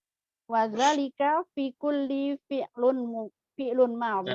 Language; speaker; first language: Arabic; non-native, learner; Indonesian